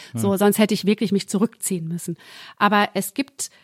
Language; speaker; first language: German; native; German